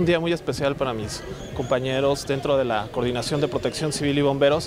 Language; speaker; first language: Spanish; native; Spanish